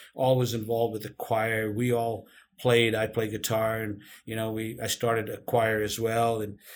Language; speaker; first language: English; non-native, local second language; Urdu